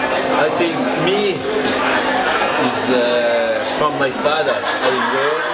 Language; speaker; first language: English; non-native, learner; Italian